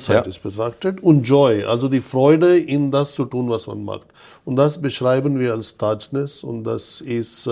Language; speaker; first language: German; non-native, fluent; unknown